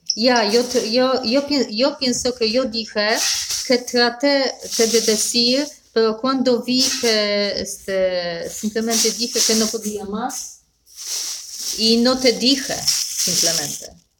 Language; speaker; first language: Spanish; non-native, learner; Polish